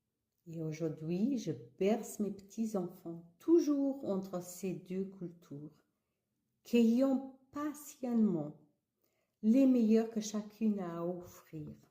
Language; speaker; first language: French; early bilingual, other home language; Kabuverdianu